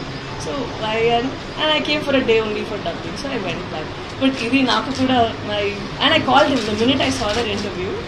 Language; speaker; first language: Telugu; non-native, learner; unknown